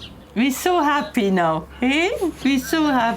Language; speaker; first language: English; non-native, learner; Dutch